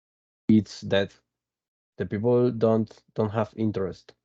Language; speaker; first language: English; non-native, fluent; Spanish